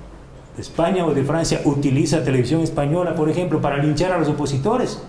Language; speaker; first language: Spanish; native; Spanish